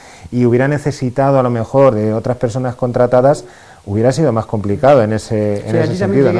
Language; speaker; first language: Spanish; native; Spanish